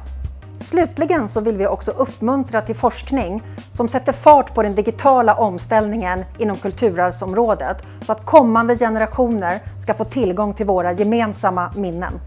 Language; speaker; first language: Swedish; native; Swedish